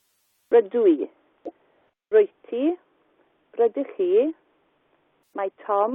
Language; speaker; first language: Welsh; non-native, learner; English